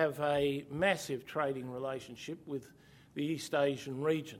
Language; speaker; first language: English; native; English